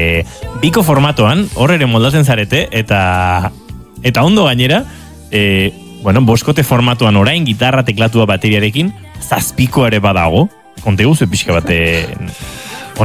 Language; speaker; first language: Basque; native; Basque